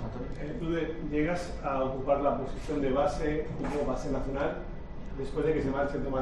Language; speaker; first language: Spanish; native; Spanish